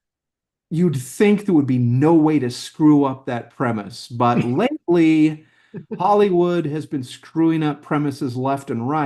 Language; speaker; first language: English; native; English